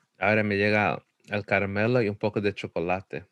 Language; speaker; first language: Spanish; early bilingual, heritage; Spanish